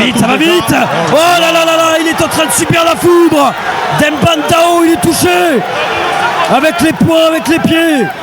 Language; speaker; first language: French; native; French